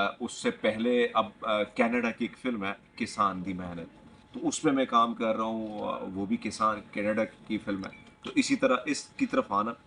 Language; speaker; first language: Urdu; non-native, local second language; Pashto